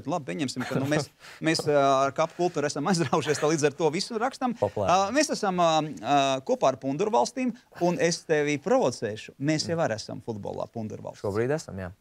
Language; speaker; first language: Latvian; native; Latvian